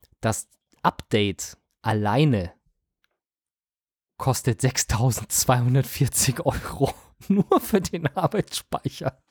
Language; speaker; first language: German; native; German